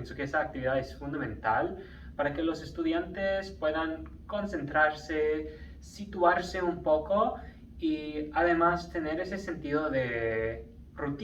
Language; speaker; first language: Spanish; non-native, fluent; English